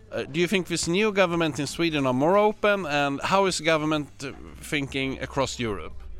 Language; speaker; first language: English; non-native, fluent; Swedish